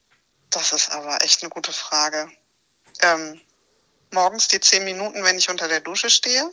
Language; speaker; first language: German; native; German